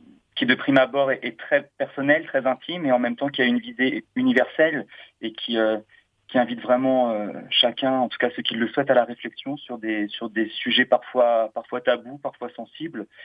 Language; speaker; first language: French; native; French